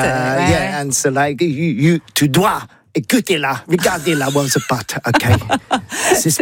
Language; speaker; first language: French; non-native, learner; English